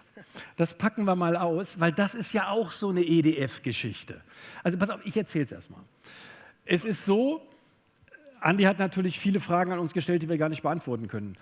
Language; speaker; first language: German; native; German